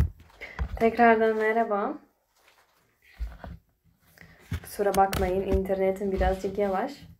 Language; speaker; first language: Turkish; non-native, fluent; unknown